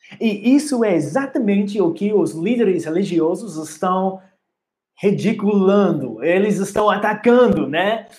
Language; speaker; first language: Portuguese; non-native, learner; English